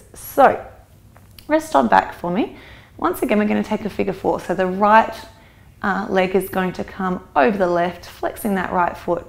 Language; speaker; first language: English; native; English